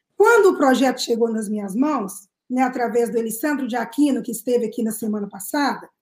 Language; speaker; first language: Portuguese; native; Portuguese